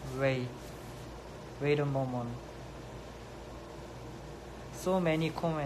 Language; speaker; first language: English; non-native, learner; Korean